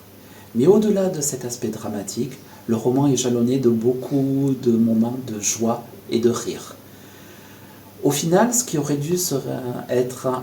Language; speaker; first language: French; native; French